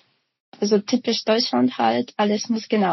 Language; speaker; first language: German; non-native, fluent; Ukrainian